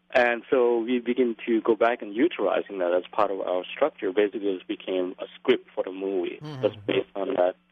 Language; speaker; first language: English; non-native, fluent; Lao